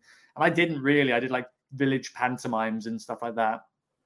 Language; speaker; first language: English; native; English